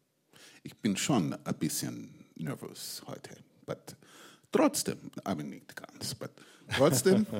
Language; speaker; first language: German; non-native, fluent; English